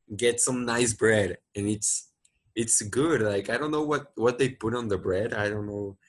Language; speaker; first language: English; non-native, fluent; Spanish